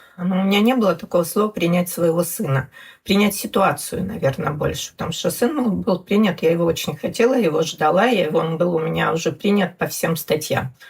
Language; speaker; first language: Russian; native; Russian